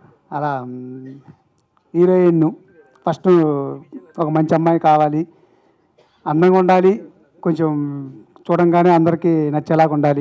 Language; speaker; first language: Telugu; native; Telugu